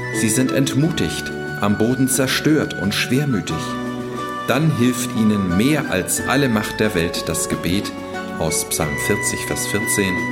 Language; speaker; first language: German; native; German